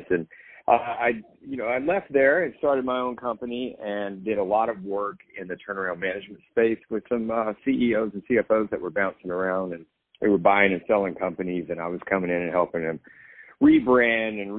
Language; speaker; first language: English; native; English